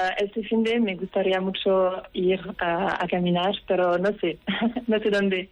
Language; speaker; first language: Spanish; non-native, fluent; Dutch